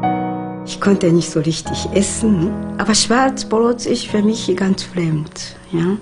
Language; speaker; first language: German; non-native, learner; Japanese